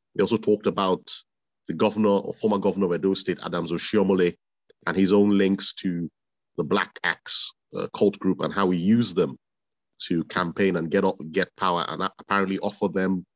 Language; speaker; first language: English; non-native, local second language; Bini